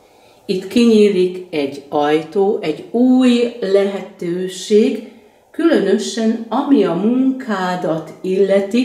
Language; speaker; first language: Hungarian; native; Hungarian